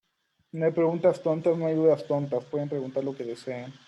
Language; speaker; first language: Spanish; native; Spanish